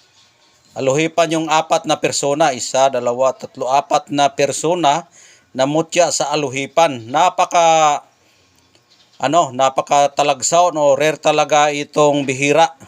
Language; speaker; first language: Filipino; non-native, local second language; Cebuano